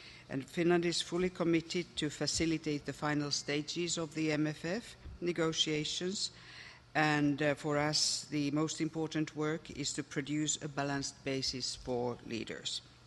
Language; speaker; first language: English; non-native, fluent; Finnish